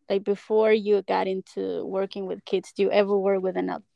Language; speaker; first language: English; early bilingual, other home language; Spanish